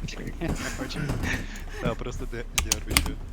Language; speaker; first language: Russian; non-native, learner; English